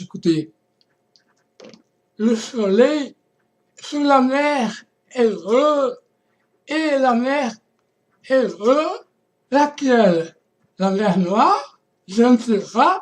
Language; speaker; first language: French; non-native, fluent; Portuguese